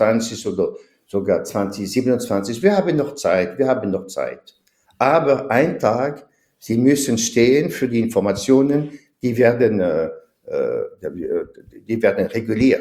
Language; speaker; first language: German; non-native, fluent; French